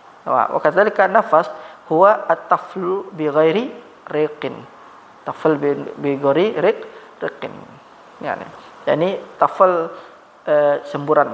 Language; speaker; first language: Arabic; non-native, fluent; Malay